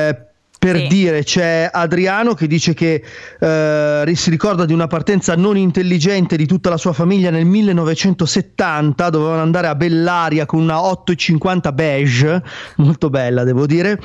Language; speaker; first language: Italian; native; Italian